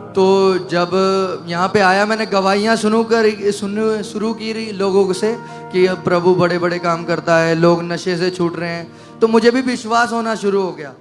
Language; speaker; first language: Hindi; early bilingual, other home language; Nepali